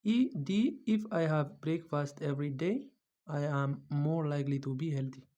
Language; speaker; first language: English; non-native, local second language; Amharic